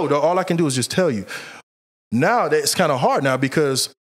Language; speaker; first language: English; native; English